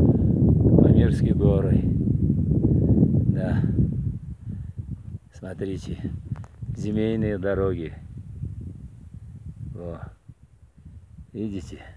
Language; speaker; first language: Russian; non-native, local second language; Uzbek